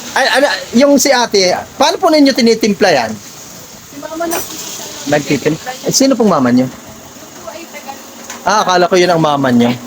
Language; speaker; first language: Filipino; native; Filipino